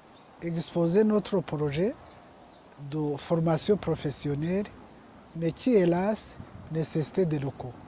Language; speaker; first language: French; non-native, local second language; Kinyarwanda